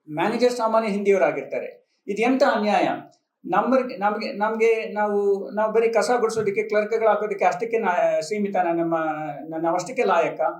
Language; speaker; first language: Kannada; non-native, local second language; Telugu